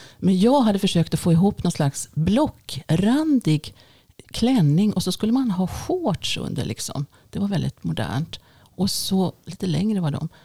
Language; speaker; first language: Swedish; early bilingual, other home language; Finnish